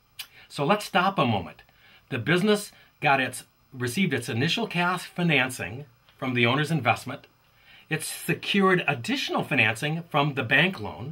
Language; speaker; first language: English; native; English